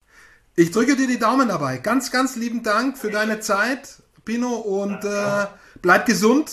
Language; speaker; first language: German; native; German